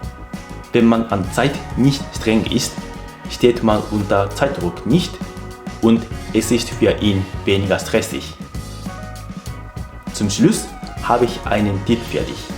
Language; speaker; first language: German; non-native, fluent; Japanese